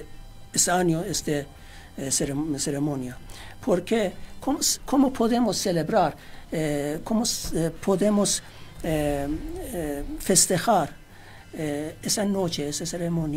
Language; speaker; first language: Spanish; non-native, fluent; Persian